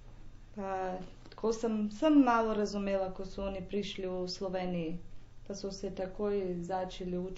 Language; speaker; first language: Slovenian; non-native, local second language; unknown